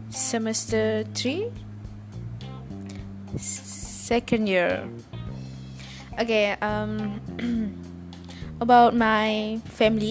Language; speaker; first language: English; non-native, learner; Malay